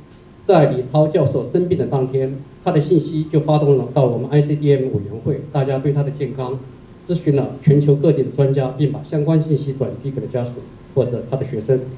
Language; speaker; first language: Chinese; native; Chinese